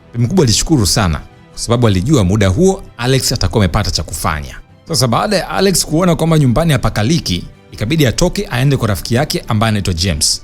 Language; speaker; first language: Swahili; native; Swahili